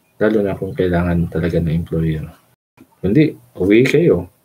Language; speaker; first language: Filipino; non-native, local second language; Cebuano